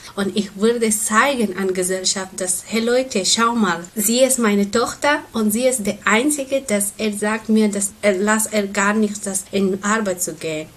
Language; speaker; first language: German; non-native, learner; Persian